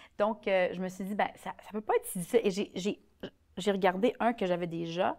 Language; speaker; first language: French; early bilingual, other home language; Polish